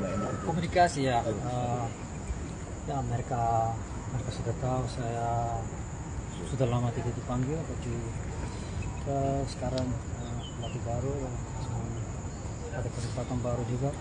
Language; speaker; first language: Indonesian; non-native, fluent; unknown